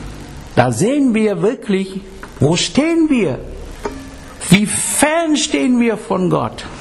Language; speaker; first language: German; non-native, fluent; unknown